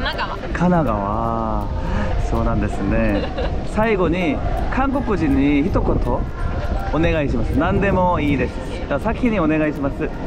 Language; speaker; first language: Japanese; non-native, learner; Korean